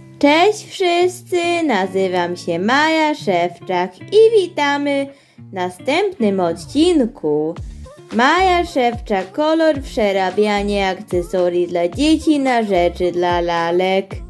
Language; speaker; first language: Polish; early bilingual, heritage; Polish